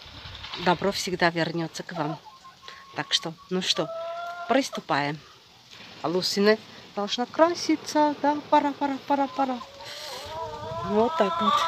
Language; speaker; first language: Russian; non-native, fluent; Armenian